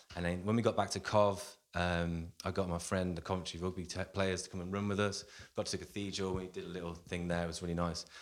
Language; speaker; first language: English; native; English